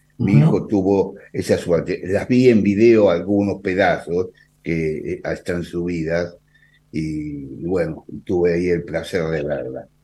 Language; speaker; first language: Spanish; native; Spanish